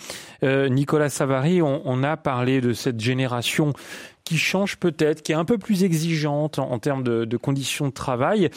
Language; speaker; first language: French; native; French